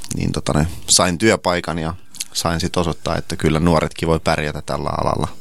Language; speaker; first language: Finnish; early bilingual, other home language; Russian